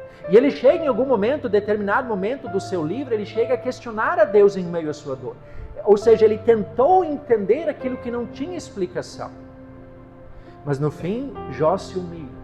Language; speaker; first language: Portuguese; native; Portuguese